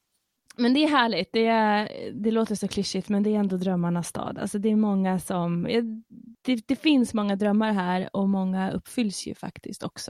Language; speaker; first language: Swedish; native; Swedish